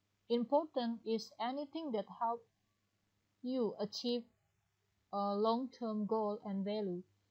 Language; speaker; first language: English; non-native, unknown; Indonesian